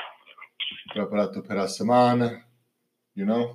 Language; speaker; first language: Italian; early bilingual, heritage; English